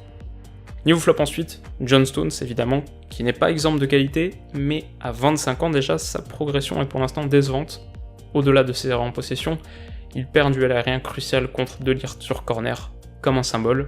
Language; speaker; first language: French; native; French